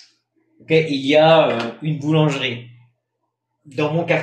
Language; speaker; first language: French; non-native, fluent; Spanish